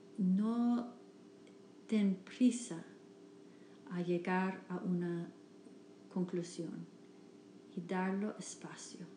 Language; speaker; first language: Spanish; non-native, fluent; English